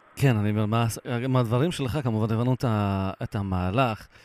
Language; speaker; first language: Hebrew; native; Hebrew